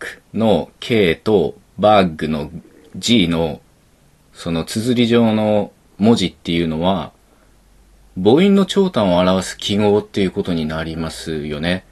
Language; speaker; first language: Japanese; native; Japanese